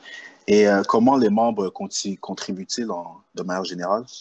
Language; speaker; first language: French; native; French